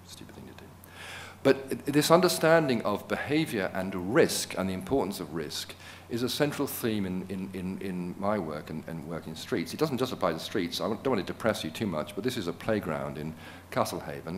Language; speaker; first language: English; native; English